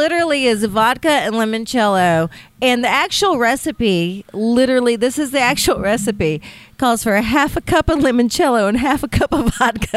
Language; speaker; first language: English; native; English